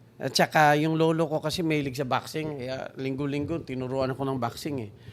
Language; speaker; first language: Filipino; non-native, local second language; Hiligaynon